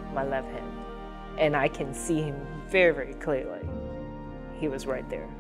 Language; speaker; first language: English; non-native, fluent; Chinese